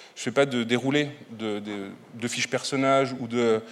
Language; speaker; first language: French; native; French